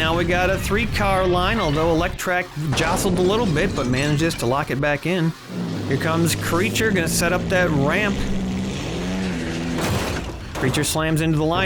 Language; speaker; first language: English; native; English